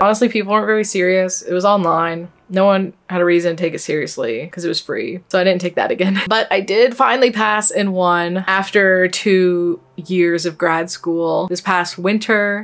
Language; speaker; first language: English; native; English